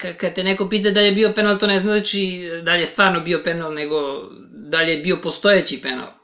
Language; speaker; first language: Serbian; native; Serbian